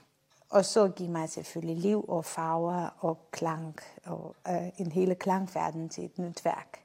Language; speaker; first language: Danish; non-native, fluent; Armenian